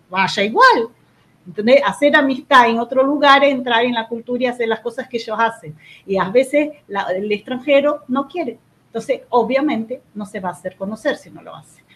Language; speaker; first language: Spanish; non-native, fluent; Portuguese